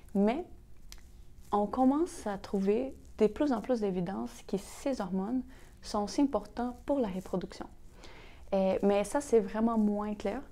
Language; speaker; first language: French; non-native, fluent; Portuguese